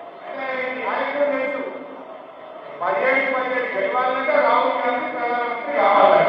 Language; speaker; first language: Telugu; native; Telugu